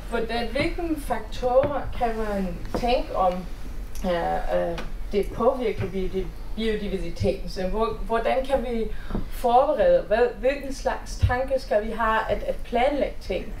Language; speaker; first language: Danish; non-native, fluent; German